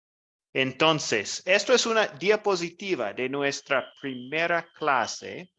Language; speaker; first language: Spanish; non-native, fluent; English